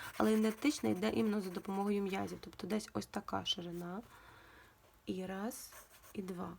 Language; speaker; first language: Ukrainian; non-native, local second language; Russian